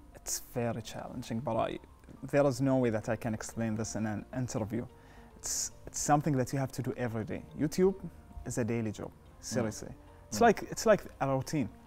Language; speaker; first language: English; non-native, fluent; Arabic